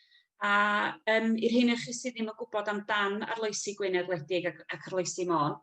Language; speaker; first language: Welsh; native; Welsh